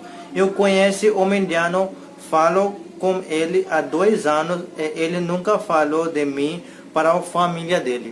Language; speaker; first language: Portuguese; non-native, learner; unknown